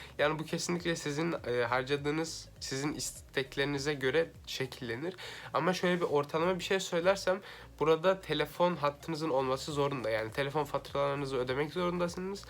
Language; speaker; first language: Turkish; native; Turkish